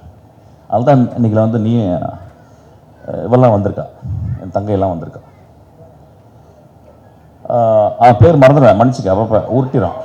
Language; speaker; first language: Tamil; native; Tamil